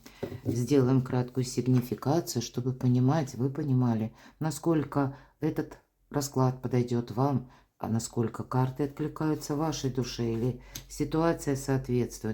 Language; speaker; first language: Russian; native; Russian